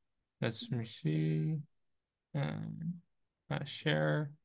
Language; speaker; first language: English; non-native, fluent; Dutch